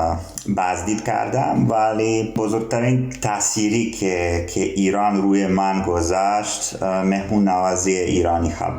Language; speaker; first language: Persian; non-native, learner; Serbian